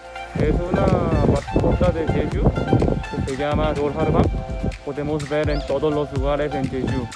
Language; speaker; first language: Spanish; non-native, learner; Korean